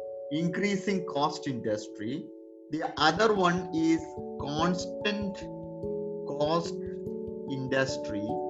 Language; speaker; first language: English; non-native, local second language; Malayalam